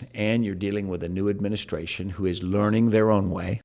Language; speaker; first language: English; native; English